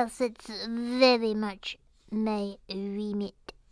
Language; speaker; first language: English; native; English